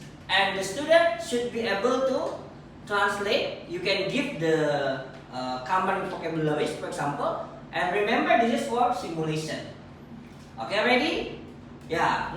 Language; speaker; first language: English; non-native, fluent; Indonesian